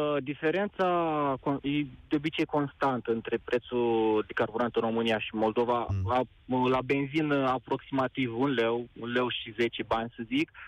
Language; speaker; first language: Romanian; native; Romanian